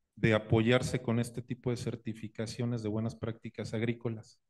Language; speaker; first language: Spanish; native; Spanish